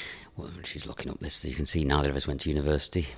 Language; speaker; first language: English; native; English